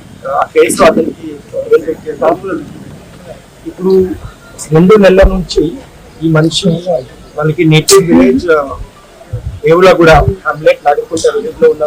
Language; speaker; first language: Telugu; non-native, learner; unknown